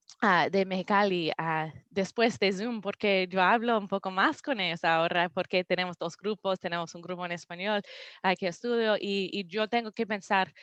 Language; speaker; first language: Spanish; non-native, learner; English